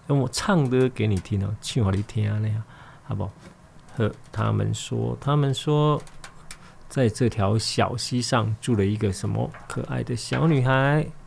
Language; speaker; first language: Chinese; native; Chinese